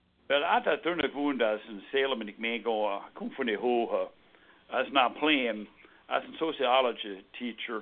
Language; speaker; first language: German; early bilingual, heritage; Pennsylvania German